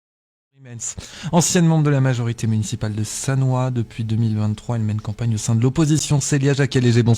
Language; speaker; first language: French; native; French